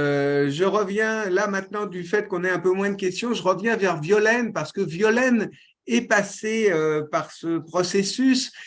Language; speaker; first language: French; native; French